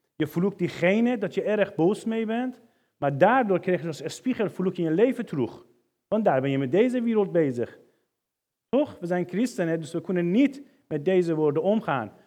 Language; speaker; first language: Dutch; non-native, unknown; Persian